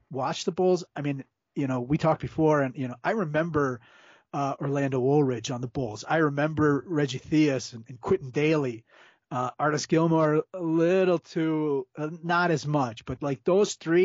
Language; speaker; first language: English; native; English